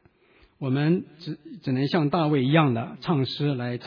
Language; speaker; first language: Chinese; native; Chinese